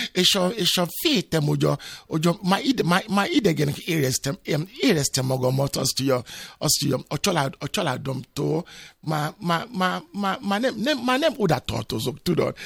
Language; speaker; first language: Hungarian; non-native, fluent; Yoruba